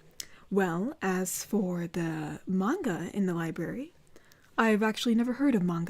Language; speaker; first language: English; native; English